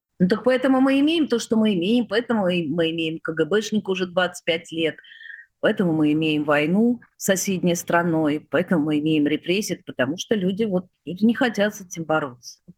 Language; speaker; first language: Russian; native; Russian